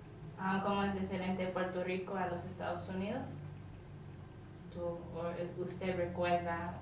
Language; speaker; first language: Spanish; non-native, learner; English